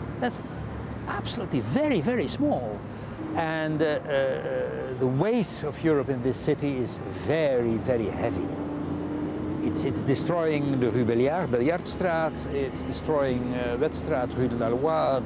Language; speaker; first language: English; non-native, fluent; Dutch